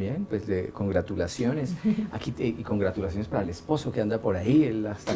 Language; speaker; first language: Spanish; native; Spanish